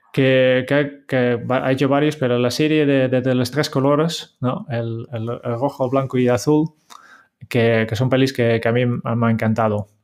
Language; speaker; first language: Spanish; non-native, fluent; Dutch